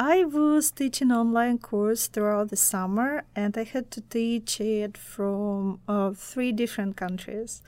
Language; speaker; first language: English; non-native, fluent; Russian